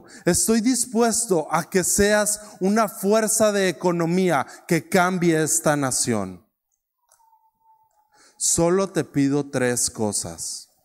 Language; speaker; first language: Spanish; native; Spanish